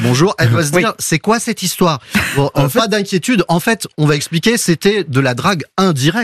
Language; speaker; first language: French; native; French